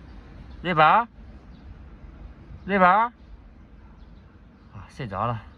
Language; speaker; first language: Chinese; native; Chinese